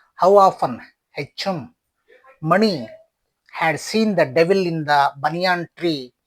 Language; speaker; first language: English; non-native, local second language; Kannada